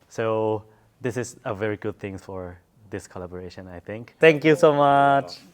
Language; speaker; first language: English; non-native, fluent; Thai